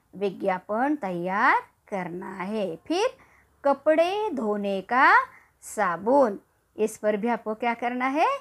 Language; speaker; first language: Hindi; non-native, local second language; Marathi